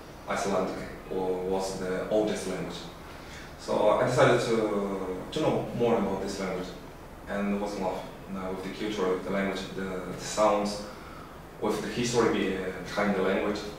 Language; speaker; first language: English; non-native, fluent; Portuguese